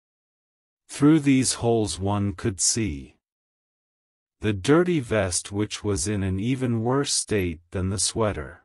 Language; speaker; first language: English; non-native, local second language; Urdu